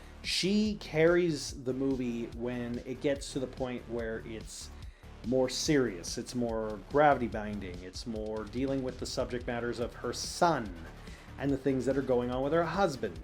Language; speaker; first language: English; native; English